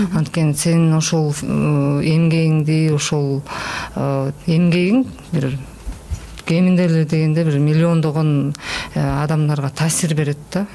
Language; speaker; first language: Kyrgyz; native; Kyrgyz